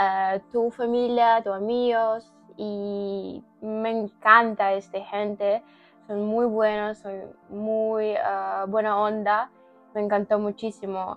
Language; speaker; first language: Spanish; non-native, learner; Ukrainian